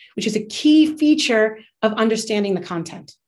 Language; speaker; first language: English; native; English